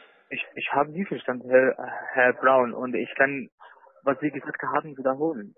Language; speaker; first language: German; non-native, learner; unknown